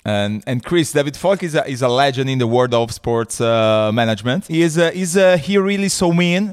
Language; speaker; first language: English; non-native, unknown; Italian